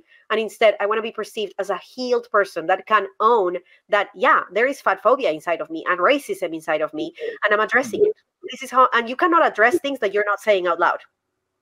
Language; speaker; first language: English; non-native, fluent; Spanish